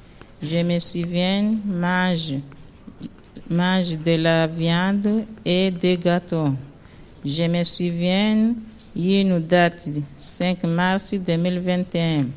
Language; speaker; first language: French; non-native, learner; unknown